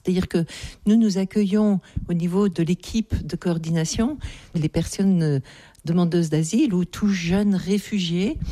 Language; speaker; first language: French; native; French